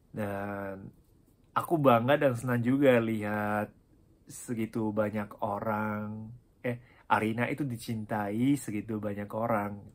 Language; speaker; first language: Indonesian; non-native, fluent; Japanese